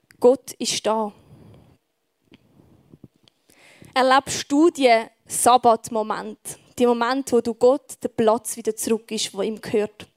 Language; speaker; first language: German; native; German